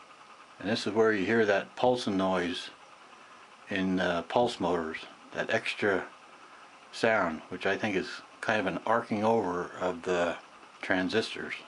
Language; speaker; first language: English; native; English